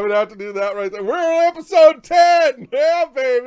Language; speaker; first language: English; native; English